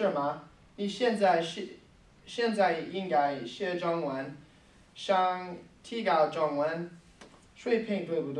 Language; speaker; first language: Chinese; non-native, learner; English